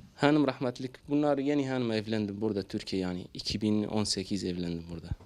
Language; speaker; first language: Turkish; non-native, learner; Arabic